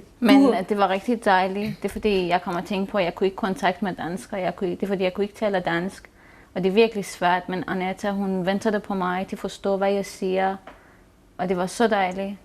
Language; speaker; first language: Danish; non-native, learner; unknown